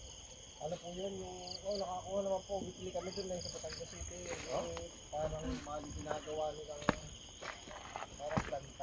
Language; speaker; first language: Filipino; native; Filipino